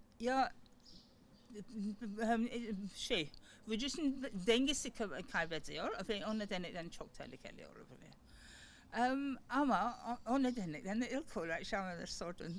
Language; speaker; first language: Turkish; non-native, learner; English